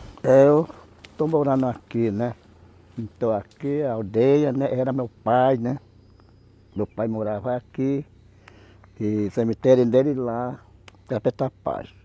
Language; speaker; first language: Portuguese; non-native, local second language; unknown